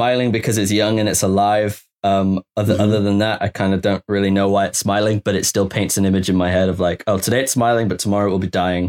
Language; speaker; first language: English; native; English